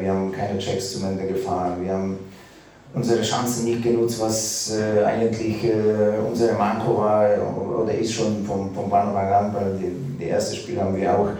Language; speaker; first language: German; non-native, learner; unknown